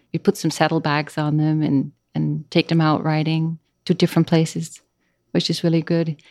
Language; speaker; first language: English; non-native, fluent; Dutch